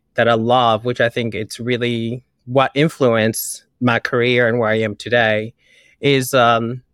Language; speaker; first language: English; early bilingual, other home language; Kinyarwanda